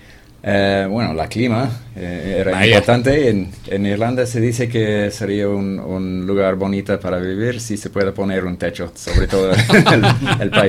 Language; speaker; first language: Spanish; non-native, fluent; English